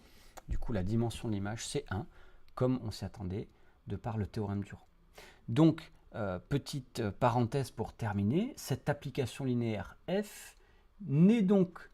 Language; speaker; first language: French; native; French